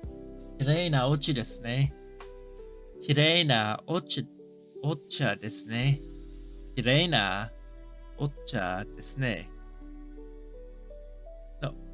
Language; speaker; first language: Japanese; non-native, learner; English